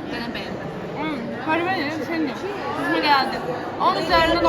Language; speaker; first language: Turkish; non-native, learner; Azerbaijani